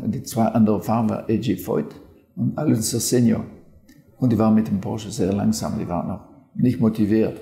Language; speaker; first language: German; non-native, fluent; French